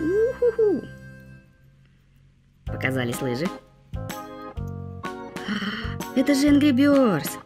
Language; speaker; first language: Russian; native; Russian